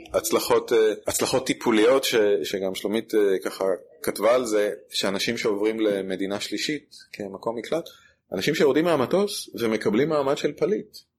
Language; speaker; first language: Hebrew; native; Hebrew